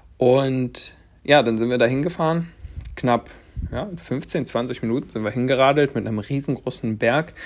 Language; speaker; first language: German; native; German